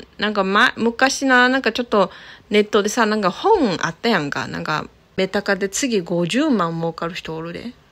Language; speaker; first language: Japanese; non-native, fluent; Chinese